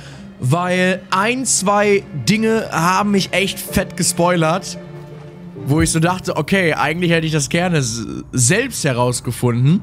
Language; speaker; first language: German; native; German